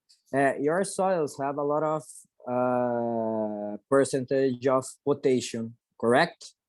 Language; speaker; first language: English; non-native, learner; Portuguese